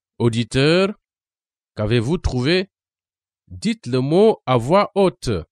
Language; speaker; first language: French; non-native, local second language; Wolof